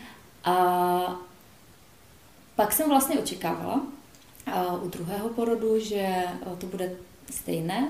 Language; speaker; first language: Czech; native; Czech